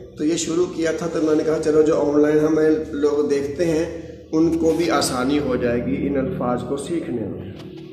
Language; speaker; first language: Urdu; non-native, local second language; Punjabi